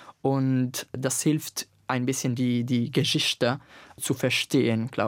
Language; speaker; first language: German; non-native, fluent; Italian